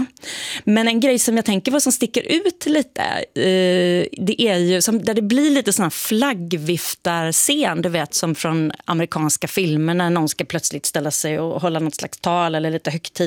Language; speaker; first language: Swedish; native; Swedish